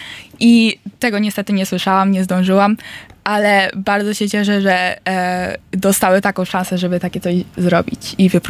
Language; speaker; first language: Polish; early bilingual, heritage; Polish